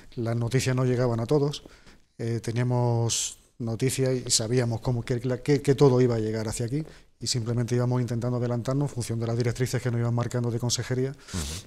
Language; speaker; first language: Spanish; native; Spanish